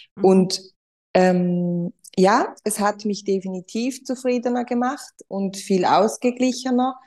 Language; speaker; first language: German; non-native, fluent; Spanish